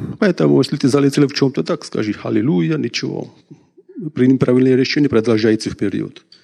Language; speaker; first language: Russian; non-native, local second language; Georgian